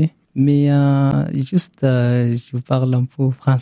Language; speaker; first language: French; non-native, learner; Arabic